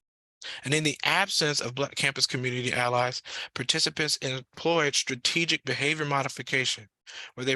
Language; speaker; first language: English; native; English